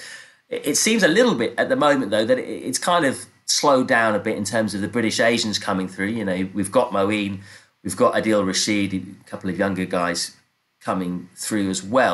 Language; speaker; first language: English; native; English